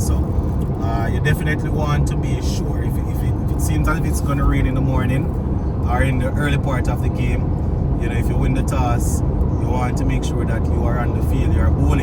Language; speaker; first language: English; native; English